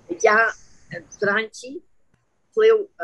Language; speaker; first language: Ukrainian; early bilingual, heritage; Ukrainian